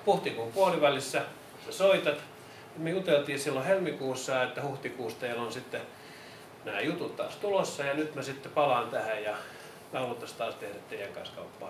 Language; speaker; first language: Finnish; native; Finnish